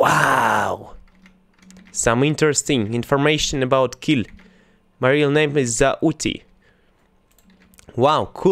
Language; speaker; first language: English; non-native, learner; Russian